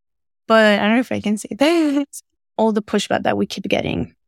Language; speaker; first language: English; non-native, fluent; Spanish